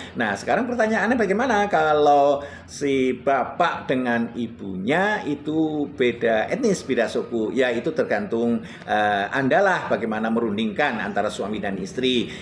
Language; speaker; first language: Indonesian; non-native, local second language; Javanese